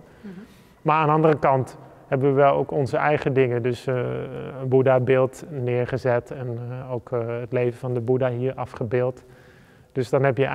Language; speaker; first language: Dutch; native; Dutch